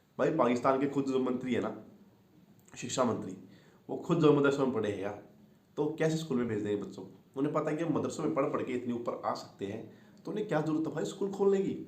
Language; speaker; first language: Hindi; native; Hindi